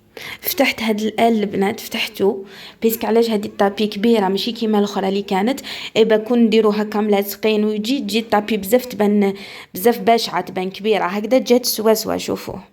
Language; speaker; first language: Arabic; native; Arabic